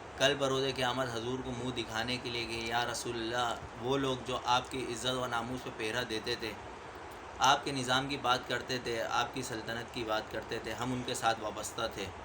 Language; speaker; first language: Urdu; native; Urdu